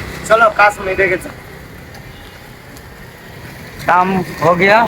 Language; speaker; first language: Hindi; non-native, local second language; Bangla